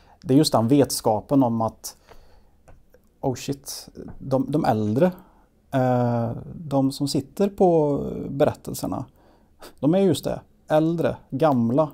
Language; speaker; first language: Swedish; native; Swedish